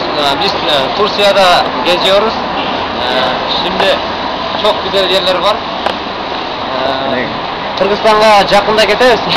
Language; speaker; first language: Turkish; non-native, learner; Kyrgyz